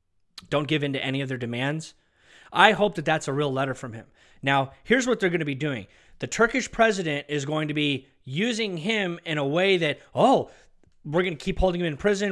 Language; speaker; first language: English; native; English